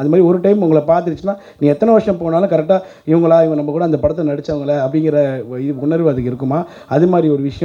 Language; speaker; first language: Tamil; native; Tamil